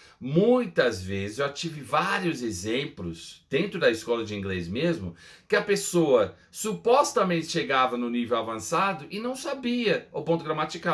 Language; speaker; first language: Portuguese; non-native, fluent; English